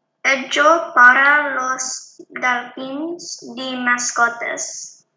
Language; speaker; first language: Spanish; non-native, learner; English